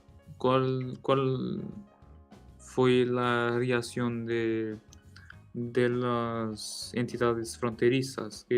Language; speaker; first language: Spanish; non-native, learner; Portuguese